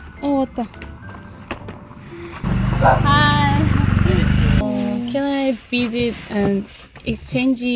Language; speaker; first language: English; non-native, learner; Korean